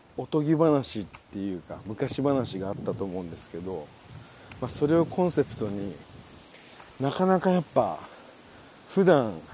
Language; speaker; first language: Japanese; native; Japanese